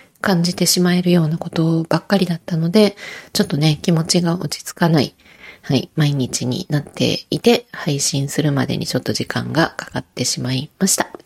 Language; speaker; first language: Japanese; native; Japanese